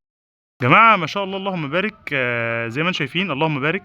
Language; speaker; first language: Arabic; native; Arabic